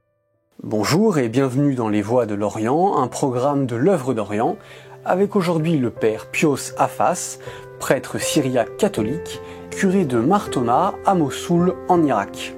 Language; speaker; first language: French; native; French